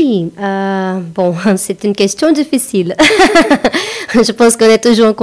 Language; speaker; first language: French; non-native, fluent; Portuguese